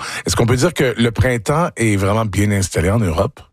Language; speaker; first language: French; native; French